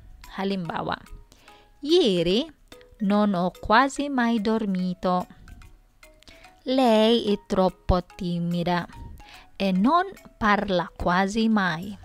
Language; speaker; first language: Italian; non-native, fluent; Filipino